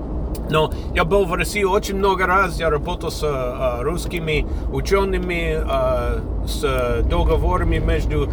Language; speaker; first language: Russian; non-native, fluent; English